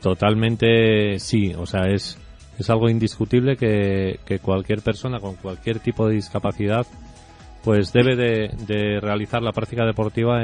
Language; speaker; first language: Spanish; native; Spanish